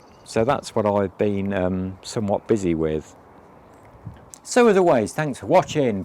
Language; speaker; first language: English; native; English